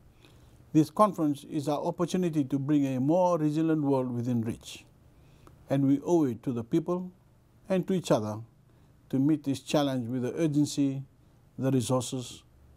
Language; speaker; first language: English; non-native, local second language; Fijian